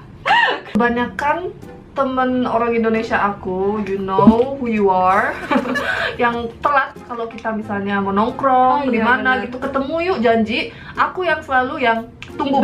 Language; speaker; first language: Indonesian; early bilingual, heritage; Korean